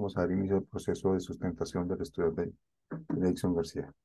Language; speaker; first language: Spanish; native; Spanish